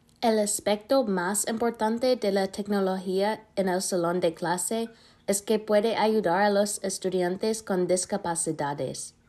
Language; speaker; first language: Spanish; non-native, learner; English